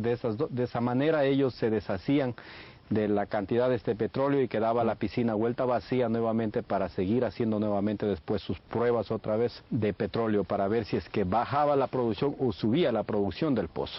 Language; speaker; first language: Spanish; native; Spanish